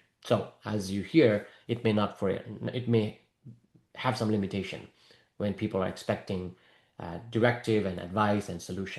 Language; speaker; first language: English; non-native, fluent; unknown